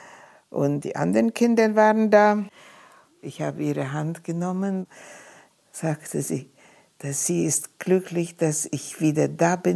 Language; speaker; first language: German; non-native, fluent; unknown